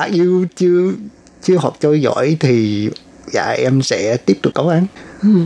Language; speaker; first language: Vietnamese; non-native, learner; English